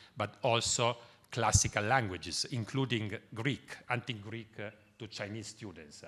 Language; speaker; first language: English; non-native, fluent; Italian